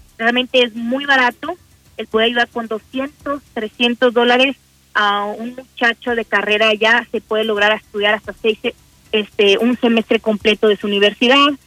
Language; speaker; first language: Spanish; native; Spanish